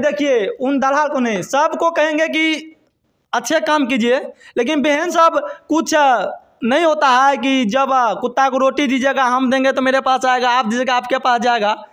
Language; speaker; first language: Hindi; native; Hindi